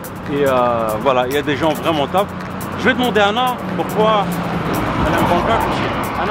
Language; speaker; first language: French; native; French